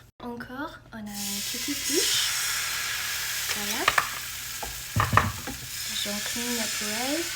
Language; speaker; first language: French; non-native, fluent; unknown